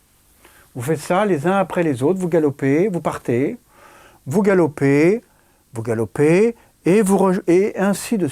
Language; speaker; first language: French; native; French